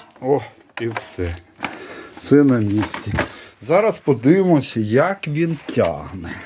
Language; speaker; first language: Ukrainian; non-native, local second language; Russian